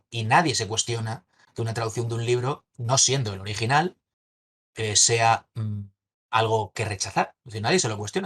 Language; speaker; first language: Spanish; native; Spanish